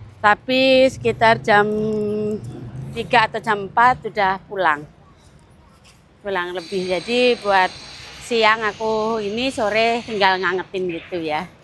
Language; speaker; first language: Indonesian; non-native, local second language; Javanese